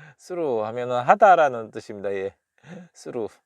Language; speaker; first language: Korean; native; Korean